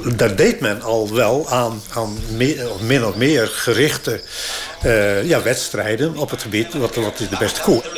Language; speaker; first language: Dutch; native; Dutch